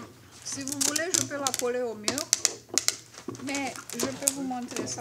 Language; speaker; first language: French; non-native, fluent; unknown